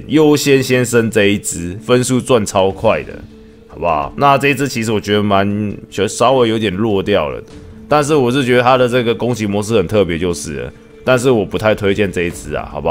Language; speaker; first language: Chinese; native; Chinese